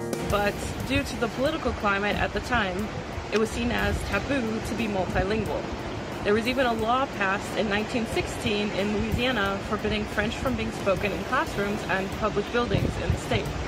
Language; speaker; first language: English; native; English